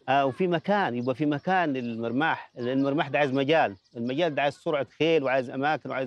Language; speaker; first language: Egyptian Arabic; native; Egyptian Arabic